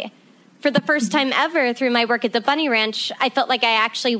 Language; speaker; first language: English; native; English